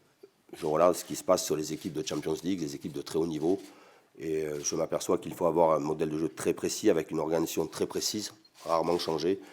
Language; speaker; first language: French; native; French